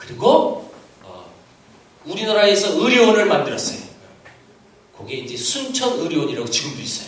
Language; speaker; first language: Korean; native; Korean